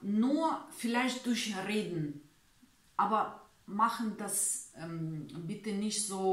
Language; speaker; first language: German; non-native, learner; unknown